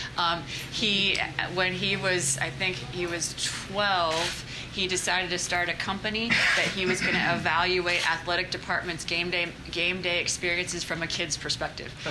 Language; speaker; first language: English; native; English